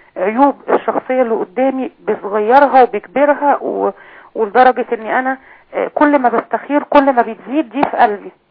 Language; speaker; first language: Arabic; native; Arabic